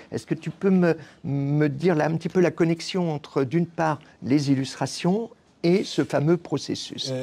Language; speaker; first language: French; native; French